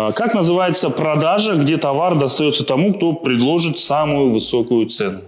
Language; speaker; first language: Russian; non-native, local second language; Kazakh